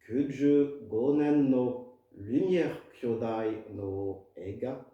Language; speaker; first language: Japanese; non-native, fluent; French